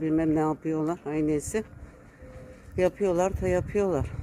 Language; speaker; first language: Turkish; early bilingual, heritage; Turkish